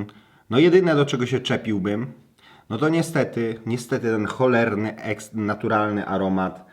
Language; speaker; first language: Polish; native; Polish